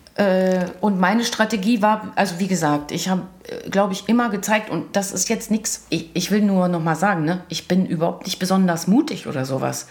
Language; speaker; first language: German; early bilingual, other home language; Croatian